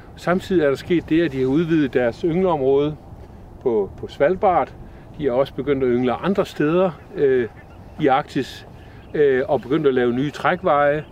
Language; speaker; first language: Danish; native; Danish